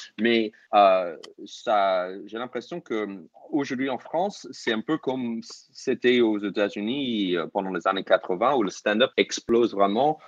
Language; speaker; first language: French; non-native, fluent; English